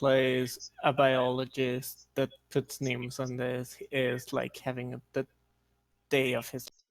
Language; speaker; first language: English; native; English